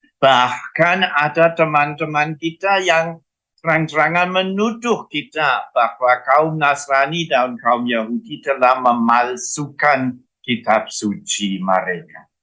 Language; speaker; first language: Indonesian; non-native, fluent; German